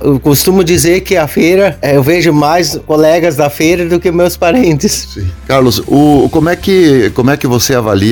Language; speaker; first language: Portuguese; native; Portuguese